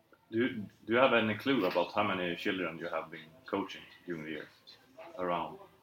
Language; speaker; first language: English; non-native, fluent; Swedish